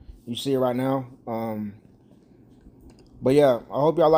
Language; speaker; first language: English; native; English